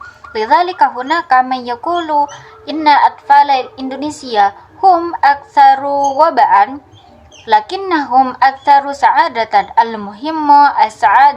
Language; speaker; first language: Arabic; non-native, fluent; Indonesian